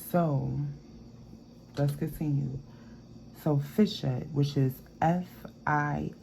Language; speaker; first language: English; native; English